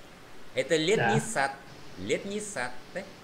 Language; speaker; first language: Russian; non-native, fluent; Vietnamese